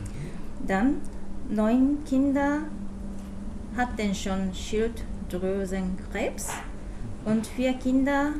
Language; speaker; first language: German; non-native, fluent; Japanese